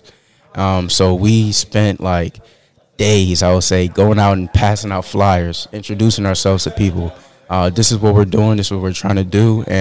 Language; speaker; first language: English; native; English